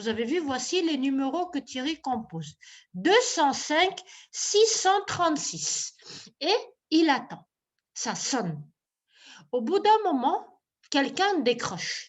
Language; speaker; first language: French; non-native, local second language; Arabic